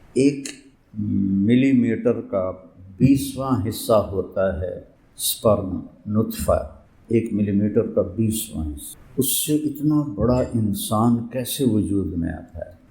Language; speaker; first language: Urdu; non-native, local second language; Punjabi